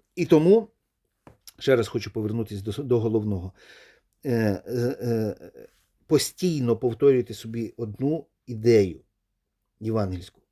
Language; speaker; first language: Ukrainian; non-native, local second language; Russian